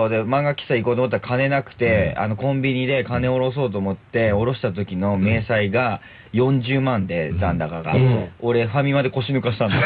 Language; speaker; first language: Japanese; native; Japanese